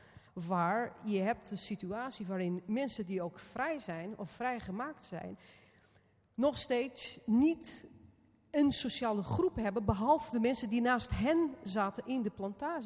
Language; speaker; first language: Dutch; non-native, fluent; Portuguese